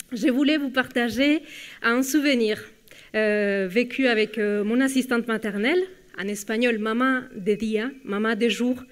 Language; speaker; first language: French; non-native, fluent; Spanish